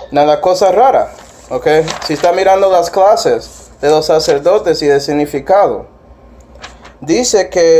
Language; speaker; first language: Spanish; non-native, fluent; English